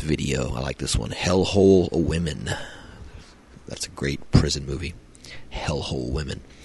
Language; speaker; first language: English; native; English